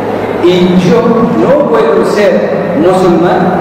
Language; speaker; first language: Spanish; non-native, learner; Arabic